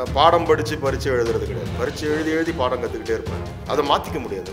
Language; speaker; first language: Tamil; native; Tamil